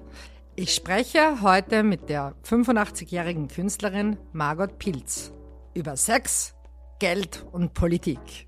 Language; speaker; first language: German; native; German